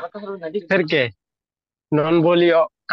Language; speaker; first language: Italian; non-native, learner; Bangla